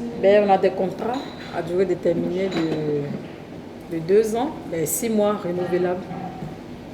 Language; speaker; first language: French; native; French